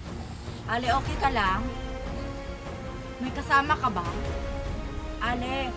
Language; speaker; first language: Filipino; native; Filipino